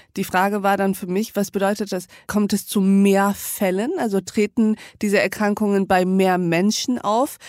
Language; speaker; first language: German; early bilingual, other home language; Turkish